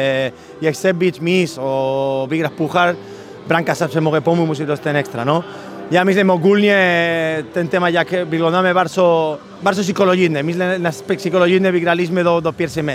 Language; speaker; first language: Polish; non-native, learner; Spanish